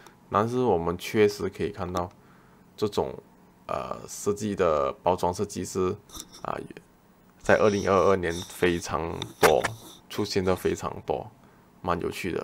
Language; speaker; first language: Chinese; native; Chinese